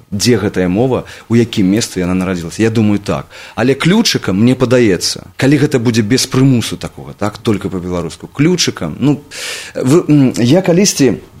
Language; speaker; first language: Belarusian; non-native, local second language; Russian